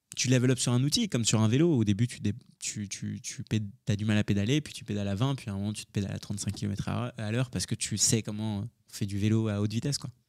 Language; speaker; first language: French; early bilingual, other home language; Hindi